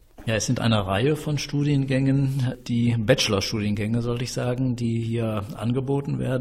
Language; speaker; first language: German; native; German